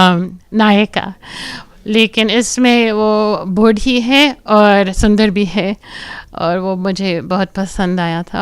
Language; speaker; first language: Hindi; non-native, fluent; English